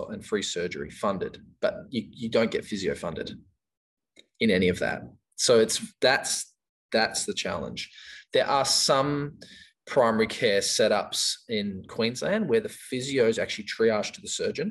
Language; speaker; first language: English; native; English